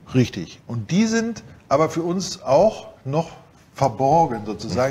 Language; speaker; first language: German; native; German